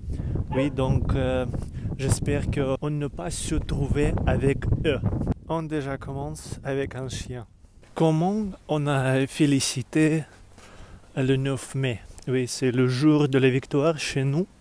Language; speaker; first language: French; non-native, learner; Russian